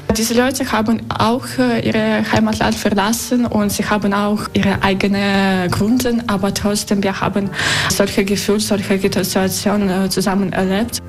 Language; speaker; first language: German; non-native, learner; Russian